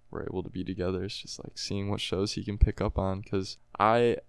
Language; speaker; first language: English; native; English